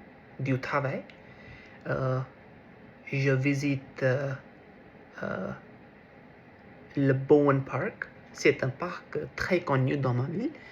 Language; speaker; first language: French; non-native, learner; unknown